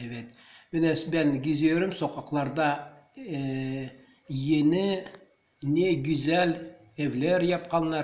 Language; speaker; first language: Turkish; non-native, learner; Tatar